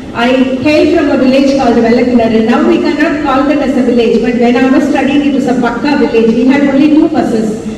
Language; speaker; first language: English; non-native, local second language; Tamil